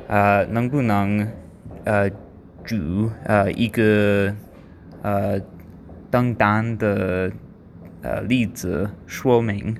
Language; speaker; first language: Chinese; non-native, learner; English